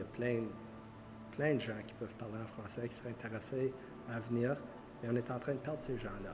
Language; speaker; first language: French; native; French